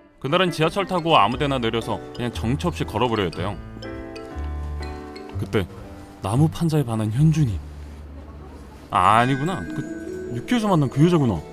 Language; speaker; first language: Korean; native; Korean